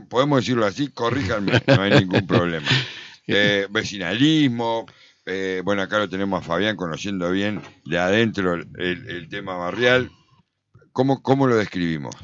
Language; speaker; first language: Spanish; native; Spanish